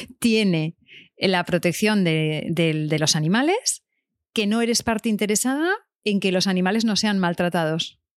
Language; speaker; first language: Spanish; native; Spanish